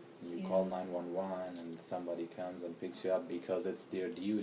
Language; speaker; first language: English; non-native, fluent; Persian